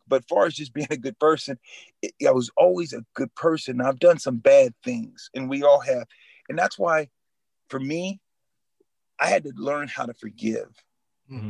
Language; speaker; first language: English; native; English